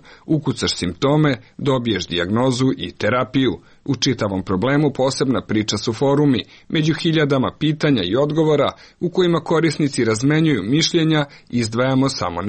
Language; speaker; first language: Serbian; native; Serbian